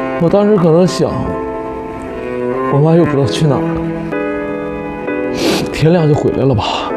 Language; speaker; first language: Chinese; native; Chinese